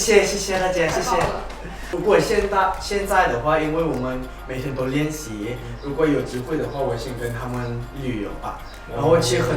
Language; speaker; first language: Chinese; non-native, fluent; Thai